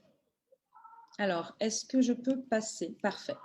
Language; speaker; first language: French; native; French